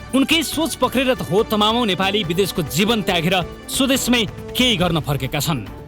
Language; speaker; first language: Nepali; native; Nepali